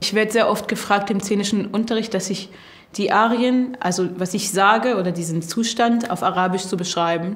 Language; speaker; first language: German; non-native, fluent; Arabic